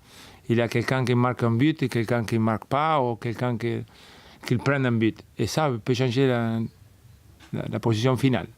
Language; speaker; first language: French; non-native, fluent; Spanish